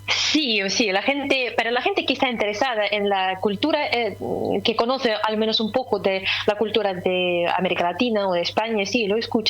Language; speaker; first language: Spanish; non-native, fluent; Russian